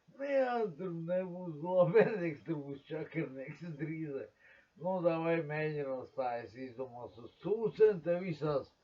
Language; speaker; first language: Latvian; non-native, local second language; Russian